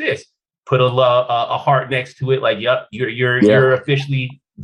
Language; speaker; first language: English; native; English